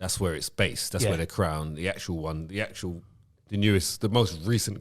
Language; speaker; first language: English; native; English